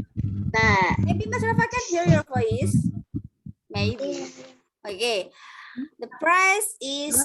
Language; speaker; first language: English; non-native, local second language; Indonesian